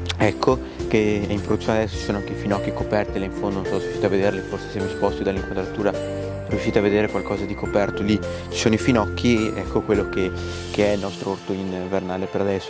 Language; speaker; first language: Italian; native; Italian